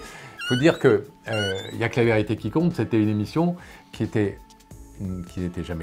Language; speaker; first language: French; native; French